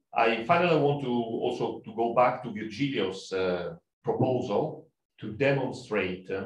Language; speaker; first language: English; non-native, fluent; Italian